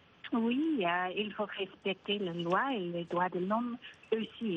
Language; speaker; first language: French; non-native, fluent; Spanish